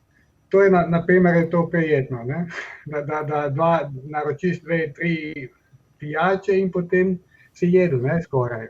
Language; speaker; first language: Slovenian; non-native, fluent; Spanish